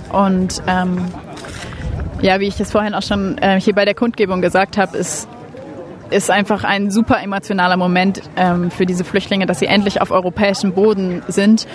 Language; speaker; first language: German; native; German